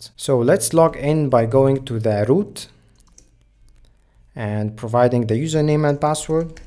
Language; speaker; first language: English; non-native, fluent; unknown